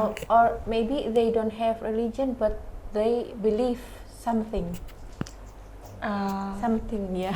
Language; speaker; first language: English; non-native, learner; Indonesian